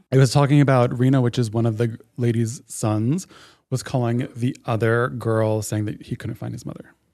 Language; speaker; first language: English; native; English